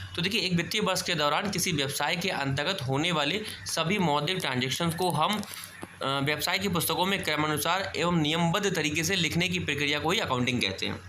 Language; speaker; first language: Hindi; native; Hindi